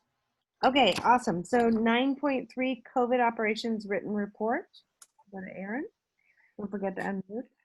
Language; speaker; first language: English; native; English